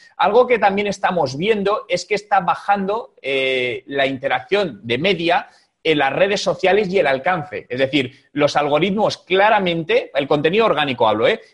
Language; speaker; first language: Spanish; native; Spanish